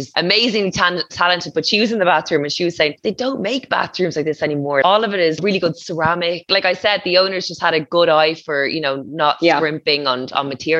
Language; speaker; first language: English; native; English